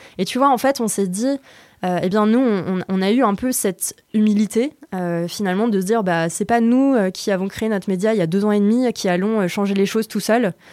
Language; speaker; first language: French; native; French